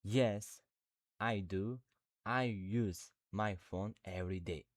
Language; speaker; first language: English; non-native, learner; Uzbek